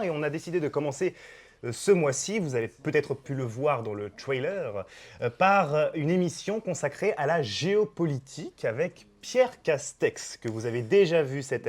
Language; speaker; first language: French; native; French